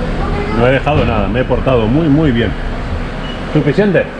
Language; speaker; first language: Spanish; native; Spanish